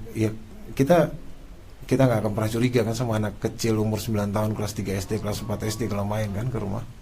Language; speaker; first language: Indonesian; native; Indonesian